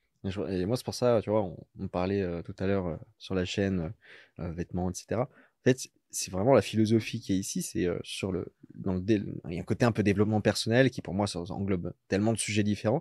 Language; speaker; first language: French; native; French